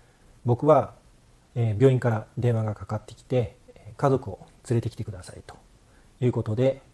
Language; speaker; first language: Japanese; native; Japanese